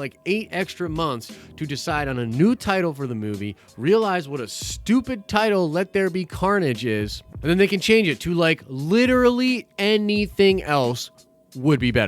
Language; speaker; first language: English; native; English